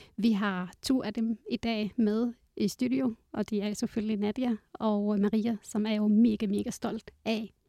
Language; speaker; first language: Danish; non-native, fluent; Arabic